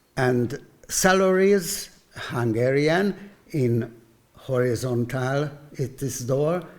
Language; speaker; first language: English; non-native, learner; Hungarian